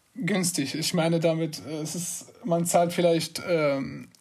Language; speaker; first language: German; non-native, fluent; Arabic